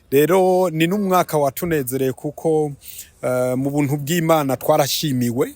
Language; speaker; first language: Rundi; early bilingual, heritage; Rundi